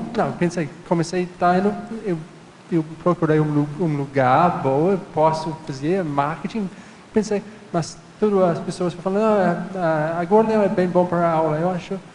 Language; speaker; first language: Portuguese; non-native, fluent; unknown